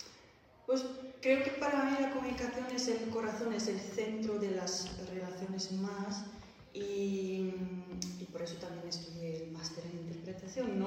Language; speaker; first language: Spanish; non-native, fluent; Dutch